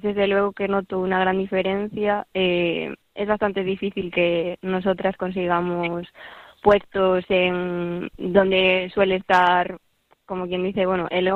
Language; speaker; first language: Spanish; native; Spanish